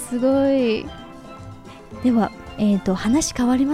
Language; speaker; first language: Japanese; non-native, fluent; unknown